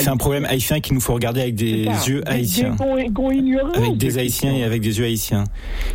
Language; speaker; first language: French; native; French